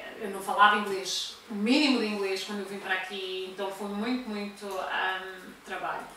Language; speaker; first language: Portuguese; native; Portuguese